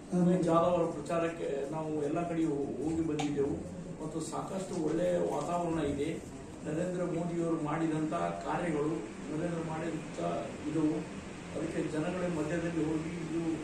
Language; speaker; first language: Kannada; native; Kannada